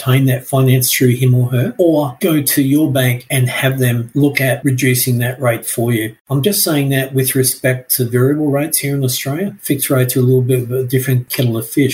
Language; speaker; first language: English; native; English